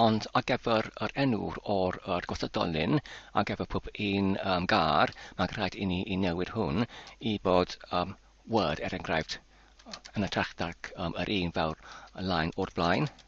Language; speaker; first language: Welsh; non-native, learner; English